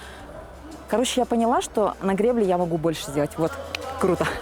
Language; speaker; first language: Russian; native; Russian